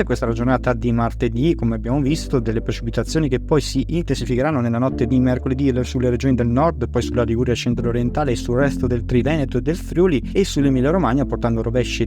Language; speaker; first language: Italian; native; Italian